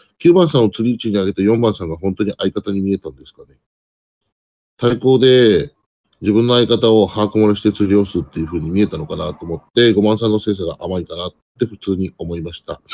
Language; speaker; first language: Japanese; native; Japanese